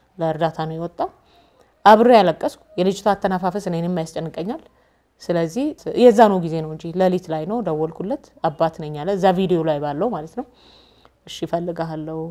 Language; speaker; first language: Amharic; native; Amharic